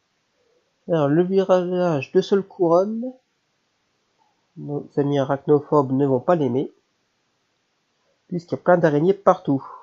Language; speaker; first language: French; native; French